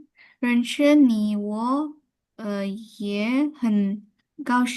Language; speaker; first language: Chinese; non-native, learner; Indonesian